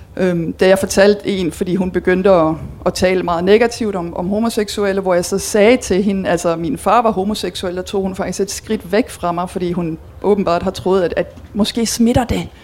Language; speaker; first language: Danish; early bilingual, heritage; Danish